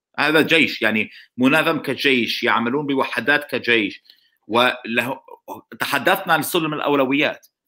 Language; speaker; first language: Arabic; non-native, local second language; Hebrew